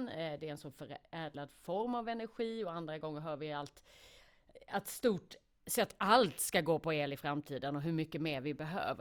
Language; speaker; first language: Swedish; native; Swedish